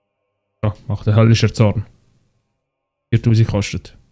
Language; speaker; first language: German; native; German